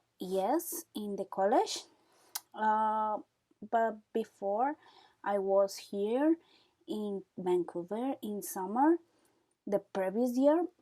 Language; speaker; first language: English; non-native, learner; Spanish